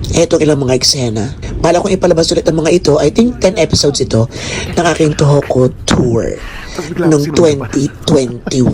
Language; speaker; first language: Filipino; native; Filipino